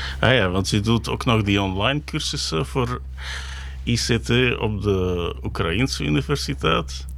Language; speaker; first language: Dutch; native; Dutch